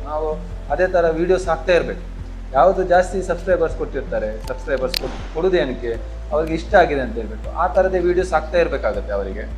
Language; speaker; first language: Kannada; non-native, local second language; Tulu